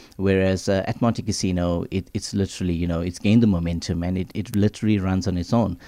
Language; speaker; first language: English; native; English